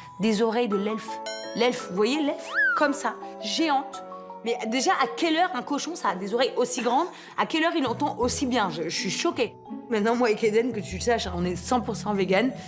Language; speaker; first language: French; native; French